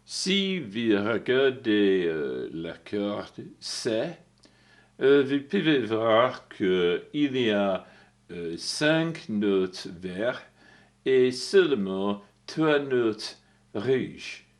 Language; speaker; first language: French; non-native, learner; English